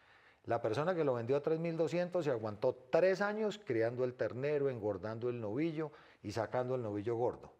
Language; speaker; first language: Spanish; native; Spanish